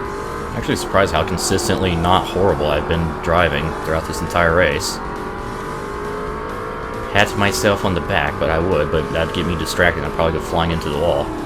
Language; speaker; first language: English; native; English